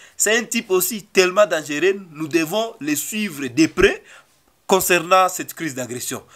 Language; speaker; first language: French; non-native, local second language; Swahili